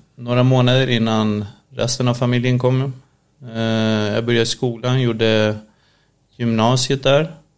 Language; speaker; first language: Swedish; native; Swedish